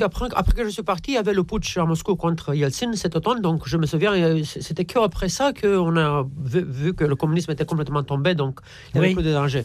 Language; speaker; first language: French; non-native, fluent; Romanian